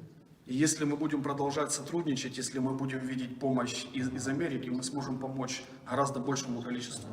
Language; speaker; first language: Russian; native; Russian